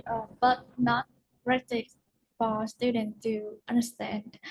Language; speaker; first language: English; non-native, learner; Vietnamese